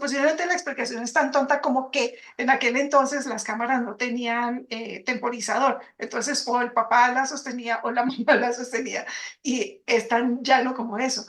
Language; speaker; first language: Spanish; native; Spanish